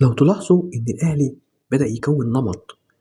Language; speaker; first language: Arabic; native; Arabic